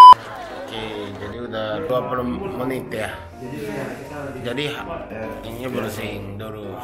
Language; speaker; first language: Indonesian; non-native, learner; Japanese